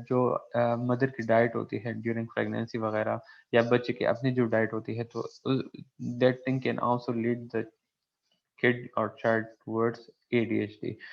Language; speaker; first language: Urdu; non-native, local second language; Pashto